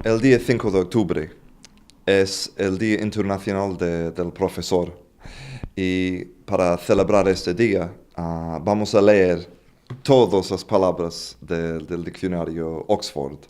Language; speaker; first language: Spanish; non-native, fluent; English